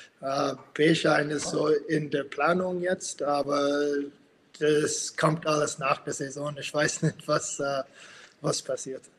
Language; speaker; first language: German; non-native, fluent; English